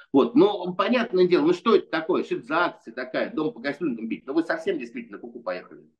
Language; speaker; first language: Russian; native; Russian